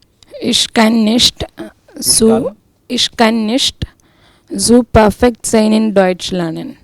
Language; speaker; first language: German; non-native, learner; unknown